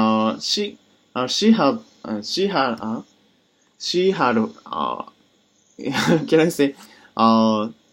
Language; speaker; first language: English; non-native, learner; Japanese